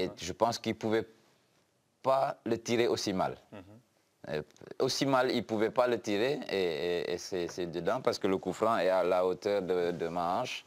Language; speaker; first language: French; non-native, local second language; Wolof